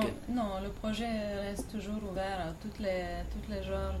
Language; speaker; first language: French; non-native, fluent; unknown